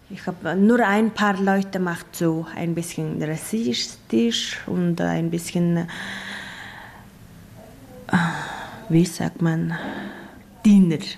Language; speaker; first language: German; non-native, learner; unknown